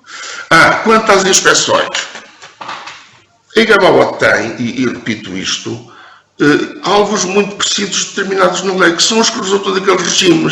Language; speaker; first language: Portuguese; native; Portuguese